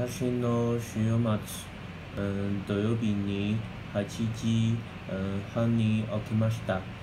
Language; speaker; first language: Japanese; non-native, learner; Chinese